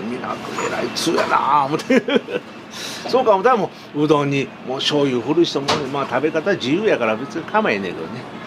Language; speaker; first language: Japanese; native; Japanese